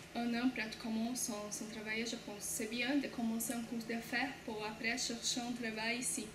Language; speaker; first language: French; non-native, learner; Portuguese